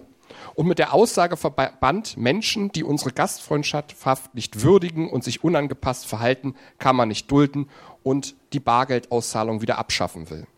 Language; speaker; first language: German; native; German